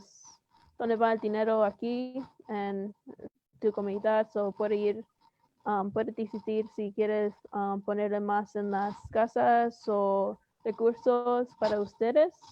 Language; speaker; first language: Spanish; early bilingual, heritage; Spanish